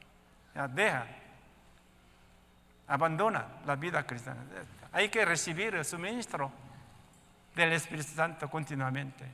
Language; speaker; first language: Spanish; non-native, learner; Korean